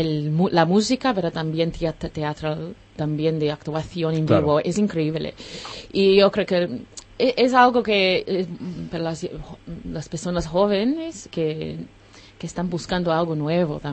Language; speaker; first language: Spanish; non-native, learner; English